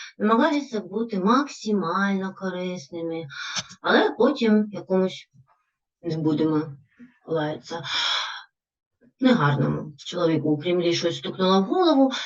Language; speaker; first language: Ukrainian; non-native, local second language; Russian